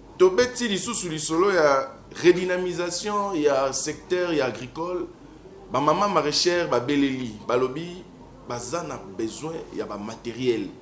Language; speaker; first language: Lingala; native; Lingala